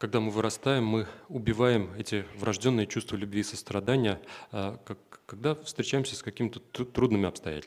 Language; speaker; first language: Russian; native; Russian